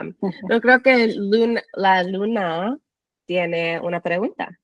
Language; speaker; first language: Spanish; early bilingual, heritage; English